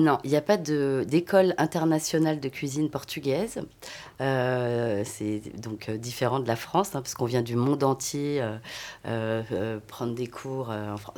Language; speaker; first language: French; native; French